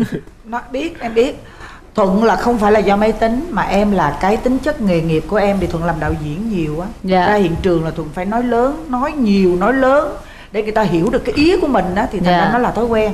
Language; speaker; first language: Vietnamese; native; Vietnamese